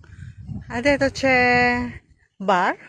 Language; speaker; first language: Italian; non-native, learner; Filipino